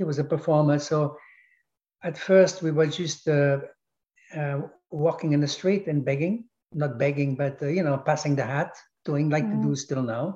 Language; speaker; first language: English; non-native, fluent; German